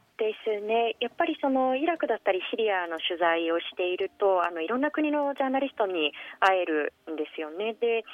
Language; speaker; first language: Japanese; native; Japanese